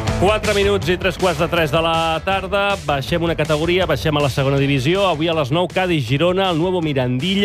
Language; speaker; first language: Catalan; native; Catalan